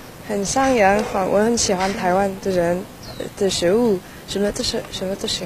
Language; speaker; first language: Chinese; early bilingual, heritage; Chinese